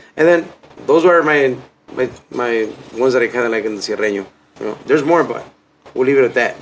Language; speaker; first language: English; early bilingual, other home language; Spanish